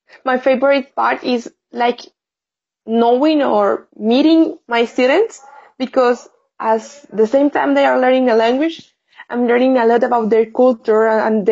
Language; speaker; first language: English; non-native, learner; Spanish